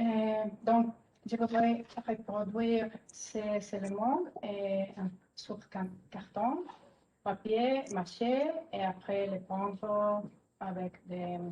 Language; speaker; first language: French; non-native, fluent; Spanish